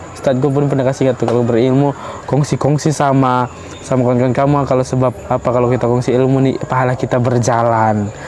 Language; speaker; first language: Malay; early bilingual, other home language; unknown